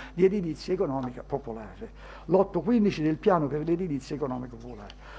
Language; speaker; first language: Italian; native; Italian